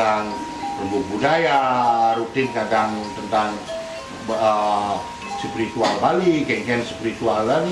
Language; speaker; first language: Indonesian; non-native, local second language; Balinese